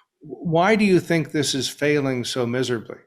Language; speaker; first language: English; native; English